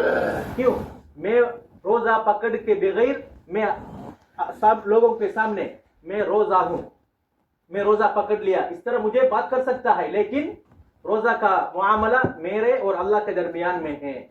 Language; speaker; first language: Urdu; non-native, local second language; Tamil